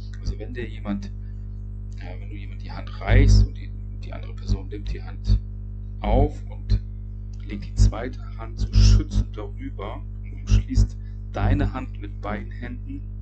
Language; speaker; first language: German; native; German